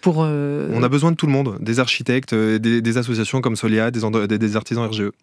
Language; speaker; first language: French; native; French